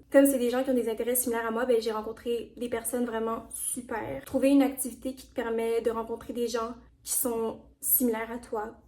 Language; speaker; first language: French; native; French